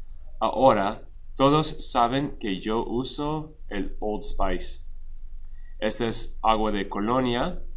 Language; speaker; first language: Spanish; non-native, fluent; English